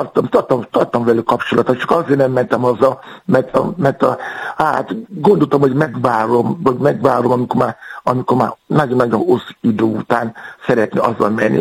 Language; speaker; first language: Hungarian; non-native, fluent; Yoruba